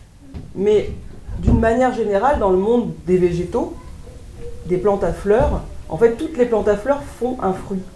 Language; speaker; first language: French; native; French